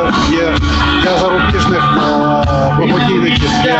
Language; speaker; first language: Ukrainian; native; Ukrainian